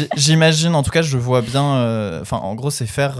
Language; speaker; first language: French; native; French